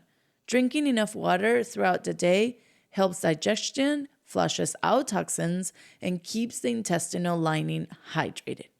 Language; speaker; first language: English; non-native, fluent; Spanish